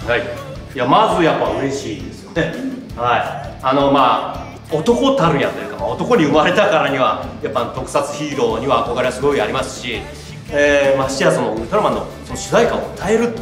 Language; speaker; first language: Japanese; native; Japanese